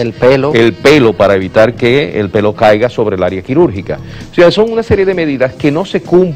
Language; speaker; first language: Spanish; native; Spanish